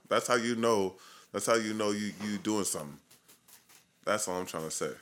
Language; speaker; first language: English; native; English